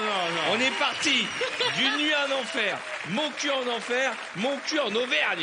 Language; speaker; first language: French; native; French